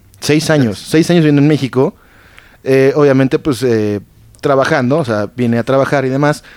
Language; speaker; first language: Spanish; native; Spanish